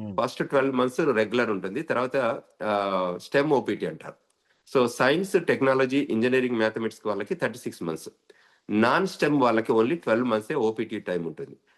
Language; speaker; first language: Telugu; native; Telugu